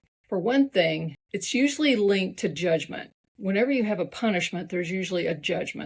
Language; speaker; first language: English; native; English